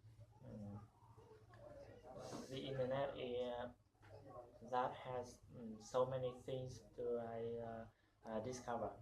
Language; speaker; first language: English; non-native, learner; Vietnamese